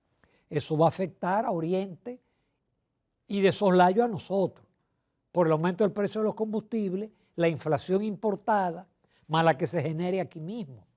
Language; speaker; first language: Spanish; native; Spanish